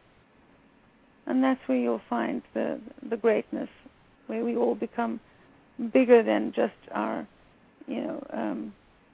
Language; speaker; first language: English; native; English